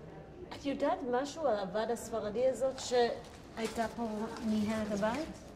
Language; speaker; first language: Hebrew; native; Hebrew